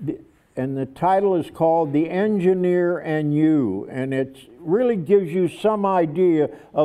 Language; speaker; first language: English; native; English